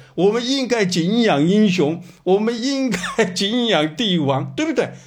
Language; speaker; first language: Chinese; native; Chinese